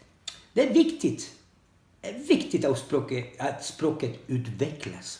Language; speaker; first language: Swedish; non-native, learner; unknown